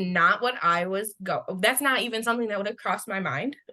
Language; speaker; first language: English; native; English